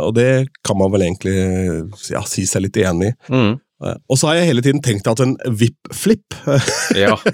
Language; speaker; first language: Norwegian; native; Norwegian